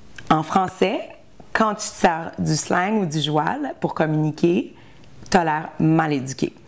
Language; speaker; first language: French; early bilingual, heritage; French